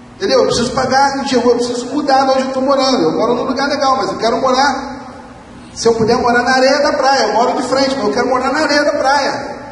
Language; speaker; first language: Portuguese; native; Portuguese